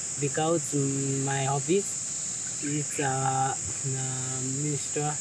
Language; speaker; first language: English; non-native, learner; Nepali